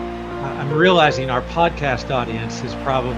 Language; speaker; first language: English; native; English